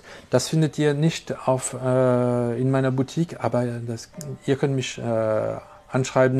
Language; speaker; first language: German; non-native, local second language; French